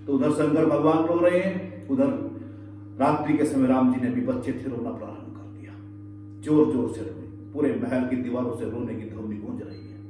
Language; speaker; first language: Hindi; native; Hindi